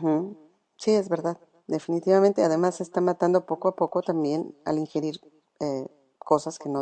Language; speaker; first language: Spanish; native; Spanish